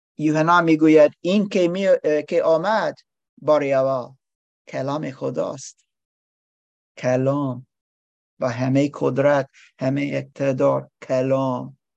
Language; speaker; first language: Persian; non-native, learner; English